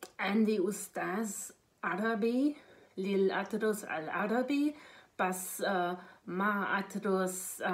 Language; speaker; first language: Arabic; non-native, learner; German